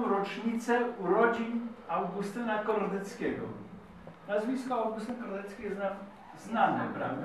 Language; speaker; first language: Polish; native; Polish